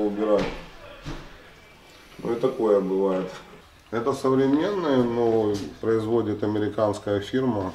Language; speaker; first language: Russian; native; Russian